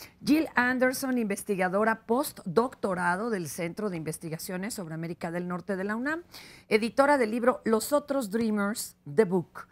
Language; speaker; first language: Spanish; native; Spanish